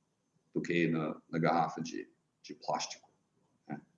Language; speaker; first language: Portuguese; non-native, fluent; English